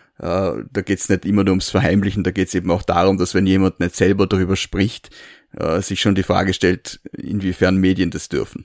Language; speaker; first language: German; native; German